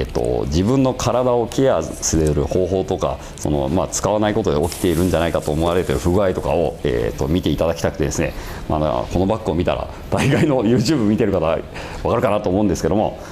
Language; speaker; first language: Japanese; native; Japanese